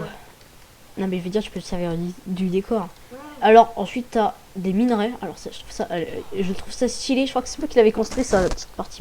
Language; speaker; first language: French; native; French